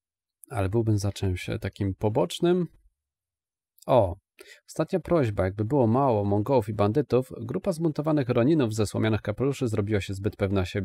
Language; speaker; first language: Polish; native; Polish